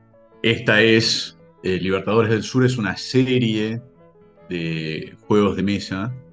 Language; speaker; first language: Spanish; native; Spanish